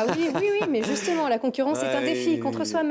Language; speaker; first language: French; native; French